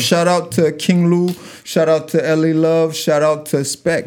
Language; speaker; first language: English; native; English